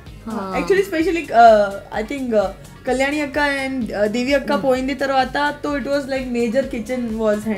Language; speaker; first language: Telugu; non-native, learner; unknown